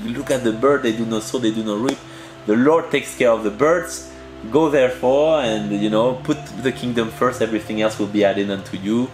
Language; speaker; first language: English; early bilingual, heritage; French